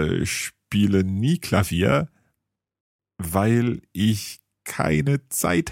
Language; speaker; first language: German; non-native, fluent; English